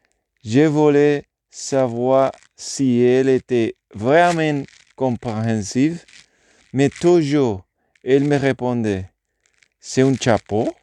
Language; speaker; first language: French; non-native, learner; Spanish